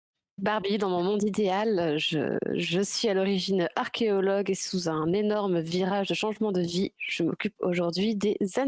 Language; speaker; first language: French; native; French